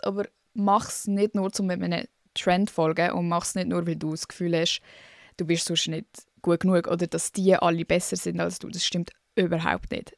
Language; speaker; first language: German; native; German